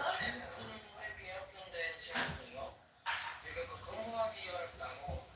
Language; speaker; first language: Korean; non-native, learner; Filipino